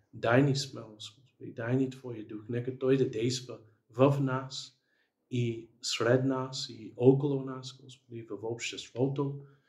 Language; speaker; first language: Bulgarian; non-native, fluent; English